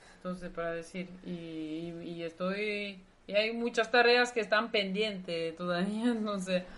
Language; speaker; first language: Spanish; non-native, fluent; Dutch